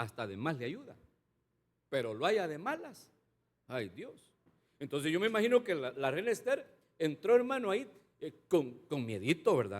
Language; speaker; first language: Spanish; native; Spanish